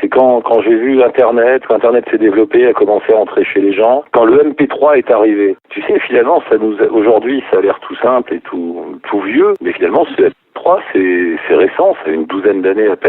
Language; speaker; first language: French; native; French